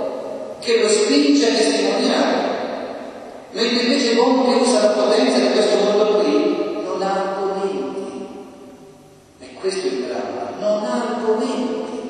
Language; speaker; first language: Italian; native; Italian